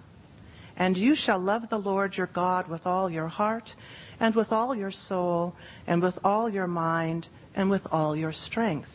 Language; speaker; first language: English; native; English